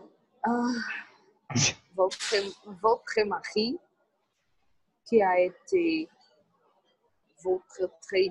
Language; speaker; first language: French; non-native, learner; Portuguese